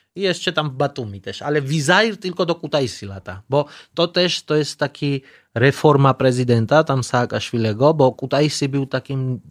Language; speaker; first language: Polish; non-native, fluent; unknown